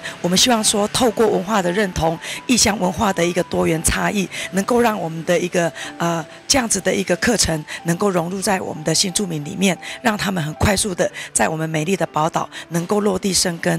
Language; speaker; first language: Chinese; native; Chinese